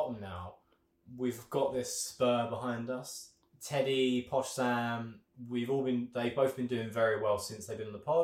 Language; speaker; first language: English; native; English